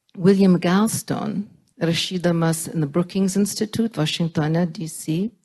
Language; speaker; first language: English; early bilingual, other home language; Lithuanian